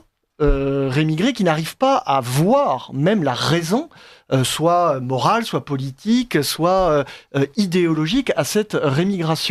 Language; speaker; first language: French; native; French